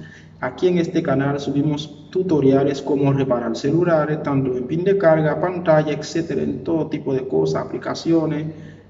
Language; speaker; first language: Spanish; non-native, fluent; Haitian Creole